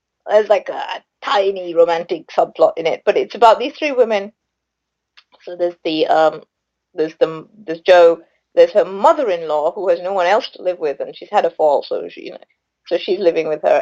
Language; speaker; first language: English; non-native, local second language; Sinhala